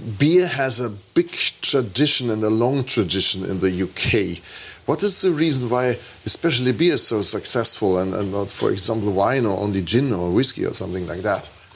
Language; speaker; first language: English; non-native, fluent; German